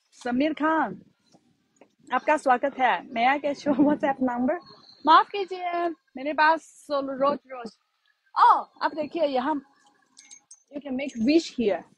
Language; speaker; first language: Hindi; non-native, fluent; Chinese